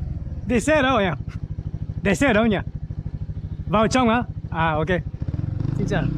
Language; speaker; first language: Vietnamese; non-native, fluent; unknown